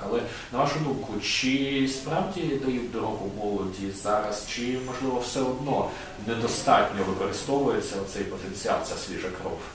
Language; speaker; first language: Ukrainian; native; Ukrainian